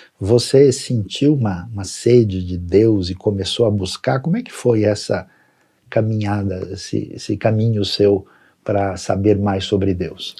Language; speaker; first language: Portuguese; native; Portuguese